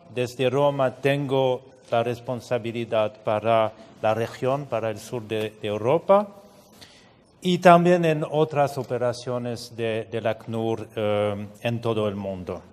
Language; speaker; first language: Spanish; non-native, fluent; French